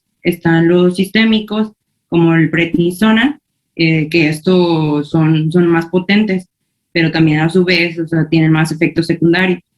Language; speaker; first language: Spanish; native; Spanish